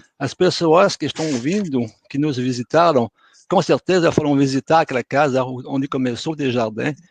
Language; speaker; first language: Portuguese; non-native, fluent; French